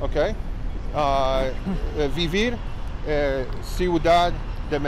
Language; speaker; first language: Spanish; non-native, learner; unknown